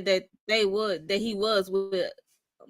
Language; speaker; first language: English; native; English